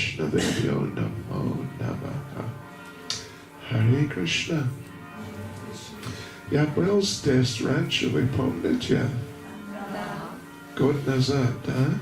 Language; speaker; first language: Russian; non-native, learner; English